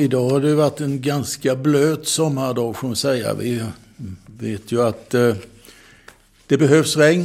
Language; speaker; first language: Swedish; native; Swedish